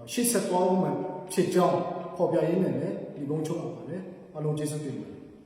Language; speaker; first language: Burmese; non-native, local second language; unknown